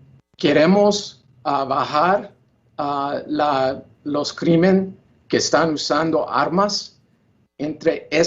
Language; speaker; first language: Spanish; non-native, learner; English